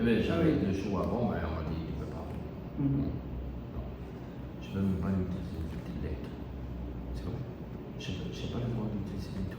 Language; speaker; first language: French; non-native, learner; German